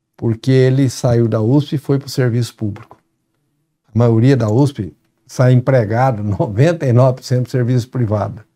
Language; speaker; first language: Portuguese; native; Portuguese